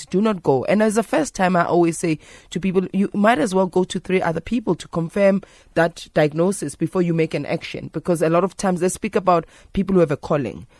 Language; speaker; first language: English; non-native, local second language; Zulu